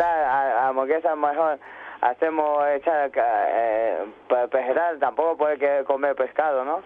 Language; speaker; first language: Spanish; non-native, learner; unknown